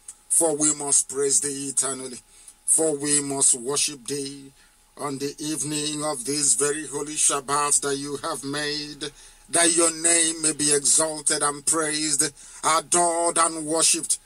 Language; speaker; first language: English; non-native, local second language; Igbo